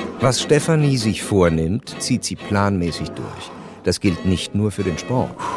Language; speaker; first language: German; native; German